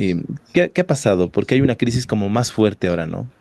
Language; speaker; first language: Spanish; native; Spanish